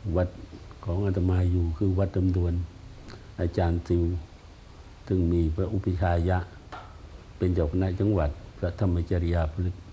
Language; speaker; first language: Thai; non-native, fluent; Khmer